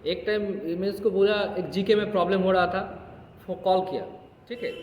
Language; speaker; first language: Hindi; non-native, local second language; Bangla